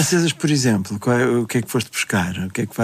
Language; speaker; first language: Portuguese; native; Portuguese